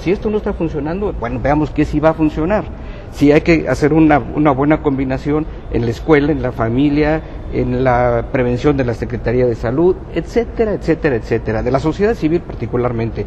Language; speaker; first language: Spanish; native; Spanish